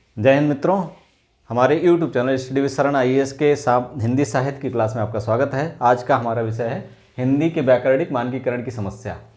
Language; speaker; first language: Hindi; native; Hindi